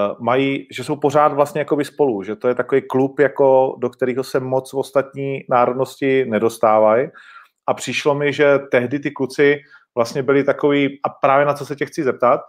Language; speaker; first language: Czech; native; Czech